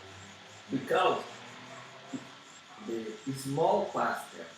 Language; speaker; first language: English; non-native, learner; Portuguese